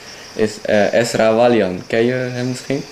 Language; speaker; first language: Dutch; non-native, fluent; Indonesian